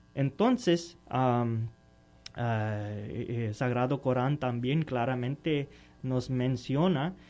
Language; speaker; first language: Spanish; non-native, learner; Urdu